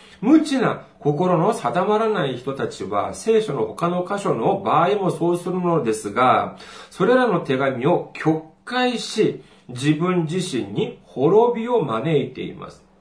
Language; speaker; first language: Japanese; non-native, fluent; Korean